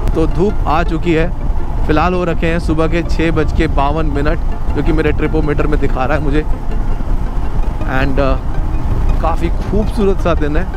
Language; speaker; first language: Hindi; non-native, local second language; Odia